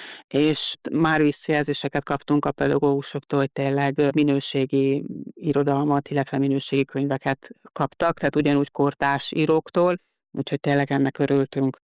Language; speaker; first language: Hungarian; native; Hungarian